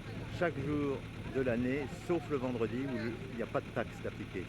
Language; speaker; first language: French; native; French